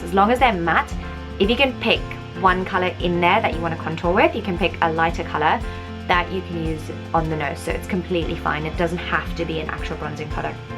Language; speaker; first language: English; native; English